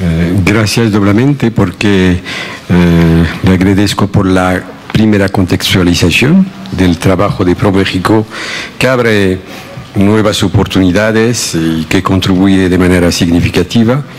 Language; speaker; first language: Spanish; non-native, fluent; Arabic